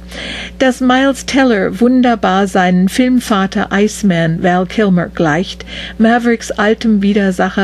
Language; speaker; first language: German; native; German